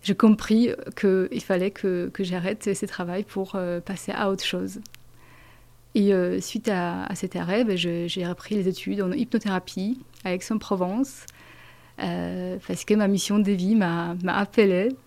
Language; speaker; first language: French; non-native, fluent; Polish